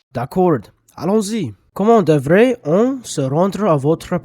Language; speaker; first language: French; non-native, learner; English